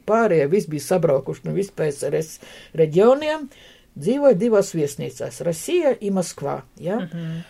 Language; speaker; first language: Latvian; non-native, local second language; Russian